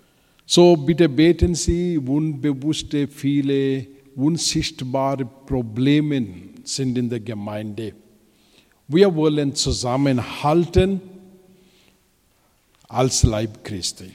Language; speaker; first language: German; non-native, fluent; Telugu